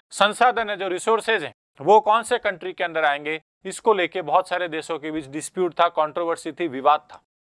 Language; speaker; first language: Hindi; native; Hindi